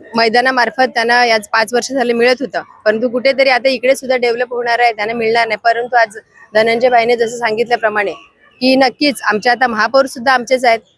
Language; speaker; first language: Marathi; native; Marathi